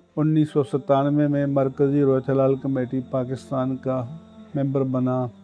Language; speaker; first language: Urdu; non-native, local second language; Northern Hindko